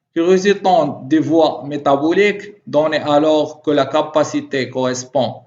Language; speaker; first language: French; non-native, local second language; Arabic